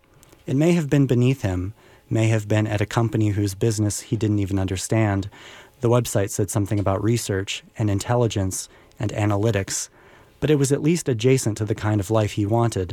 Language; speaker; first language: English; native; English